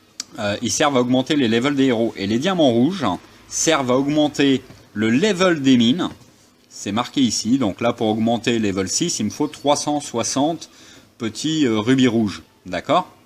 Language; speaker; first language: French; native; French